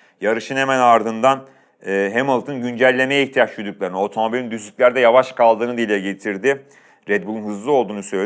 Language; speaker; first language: Turkish; native; Turkish